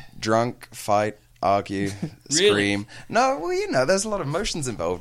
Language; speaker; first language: English; native; English